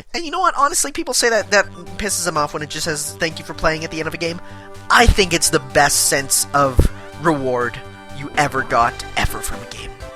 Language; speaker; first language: English; native; English